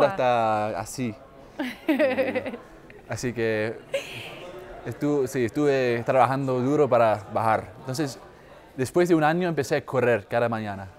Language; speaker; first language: Spanish; non-native, fluent; English